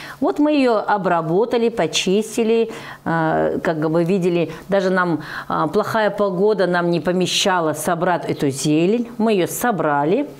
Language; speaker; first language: Russian; non-native, local second language; Lezghian